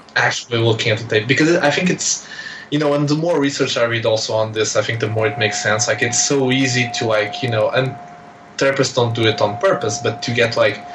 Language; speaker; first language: English; non-native, fluent; Portuguese